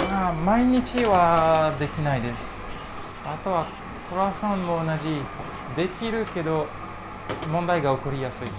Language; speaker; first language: Japanese; non-native, learner; French